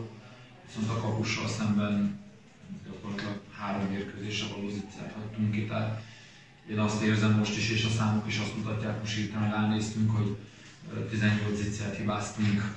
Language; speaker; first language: Hungarian; native; Hungarian